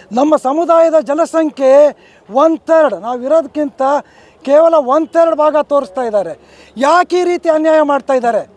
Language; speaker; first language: Kannada; native; Kannada